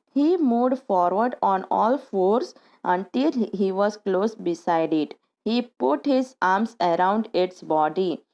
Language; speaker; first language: English; non-native, local second language; Gujarati